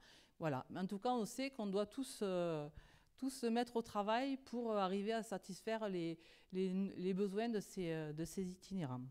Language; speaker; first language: French; native; French